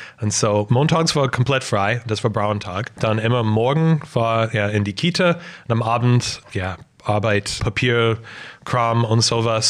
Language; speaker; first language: German; non-native, fluent; English